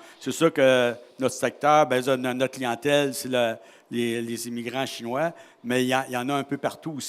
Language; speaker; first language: French; native; French